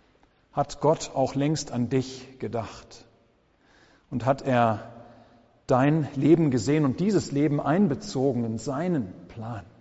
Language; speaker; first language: German; native; German